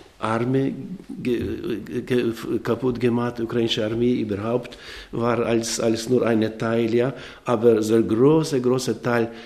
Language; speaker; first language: German; non-native, learner; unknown